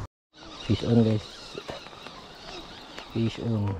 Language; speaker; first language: English; non-native, local second language; Filipino